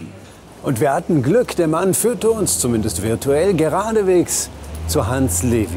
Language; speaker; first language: German; native; German